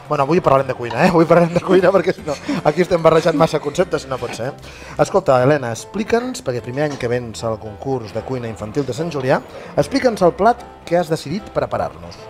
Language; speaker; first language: Catalan; native; Catalan